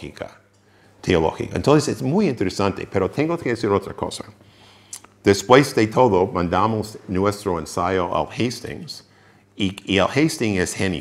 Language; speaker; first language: Spanish; non-native, fluent; English